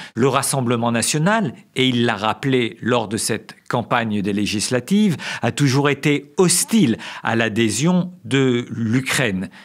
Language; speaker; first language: French; native; French